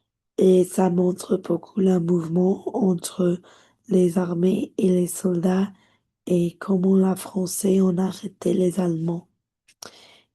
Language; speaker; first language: French; non-native, learner; English